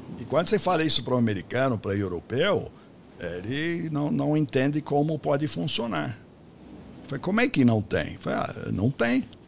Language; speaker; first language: Portuguese; non-native, fluent; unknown